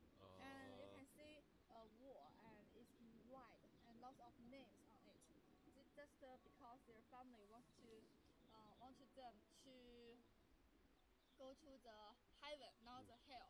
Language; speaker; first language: English; non-native, learner; Chinese